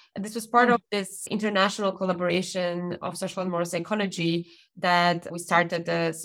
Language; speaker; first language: English; non-native, fluent; Polish